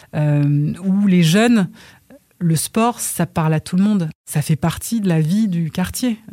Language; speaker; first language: French; early bilingual, other home language; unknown